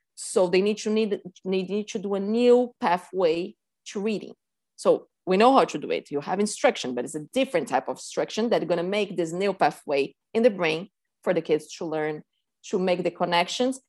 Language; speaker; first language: English; non-native, fluent; Portuguese